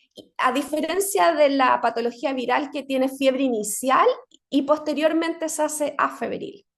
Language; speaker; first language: Spanish; native; Spanish